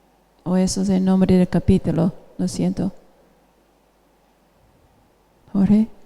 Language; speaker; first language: Spanish; non-native, fluent; English